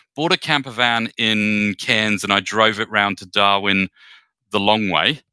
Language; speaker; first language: English; native; English